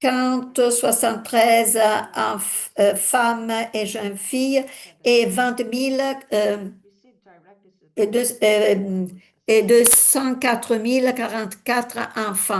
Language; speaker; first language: French; non-native, fluent; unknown